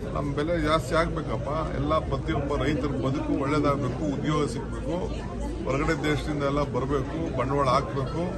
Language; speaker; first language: Kannada; native; Kannada